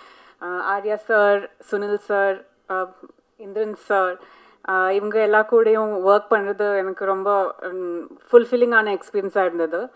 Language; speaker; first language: Tamil; non-native, fluent; Malayalam